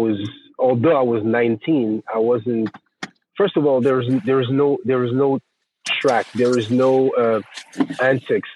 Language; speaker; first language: English; non-native, fluent; French